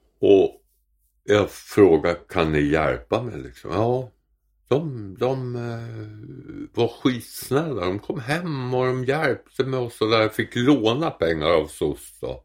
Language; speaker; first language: Swedish; native; Swedish